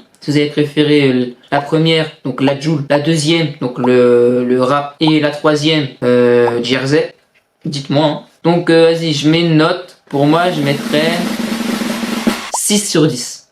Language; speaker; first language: French; native; French